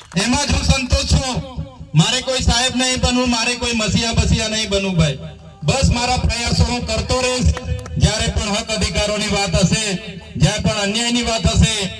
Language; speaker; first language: Gujarati; non-native, local second language; Bhili